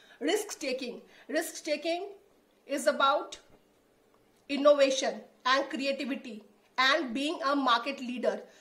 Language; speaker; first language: English; non-native, local second language; Hindi